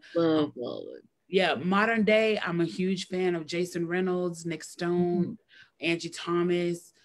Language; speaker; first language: English; native; English